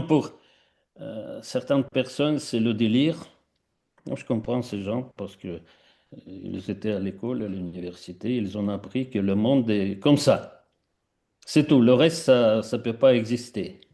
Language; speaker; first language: French; non-native, fluent; Russian